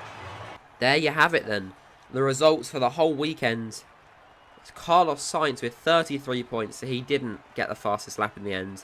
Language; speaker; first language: English; native; English